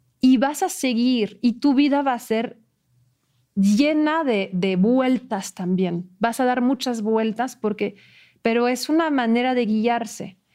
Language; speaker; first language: Spanish; non-native, fluent; French